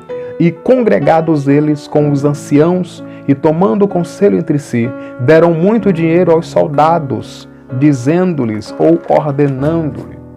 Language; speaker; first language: Portuguese; native; Portuguese